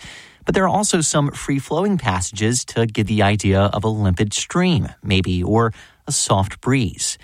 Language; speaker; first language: English; native; English